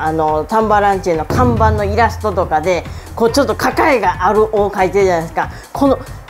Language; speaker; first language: Japanese; native; Japanese